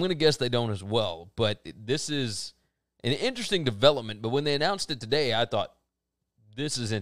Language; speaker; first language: English; native; English